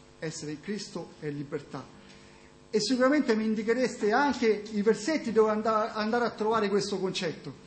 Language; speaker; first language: Italian; native; Italian